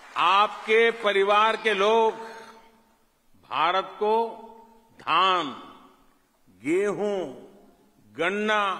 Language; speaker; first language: Hindi; non-native, local second language; Gujarati